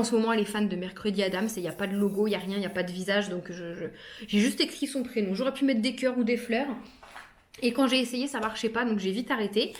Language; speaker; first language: French; native; French